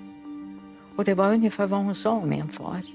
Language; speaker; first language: Swedish; early bilingual, other home language; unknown